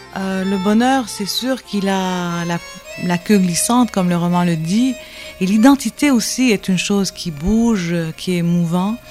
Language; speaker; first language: French; non-native, local second language; Arabic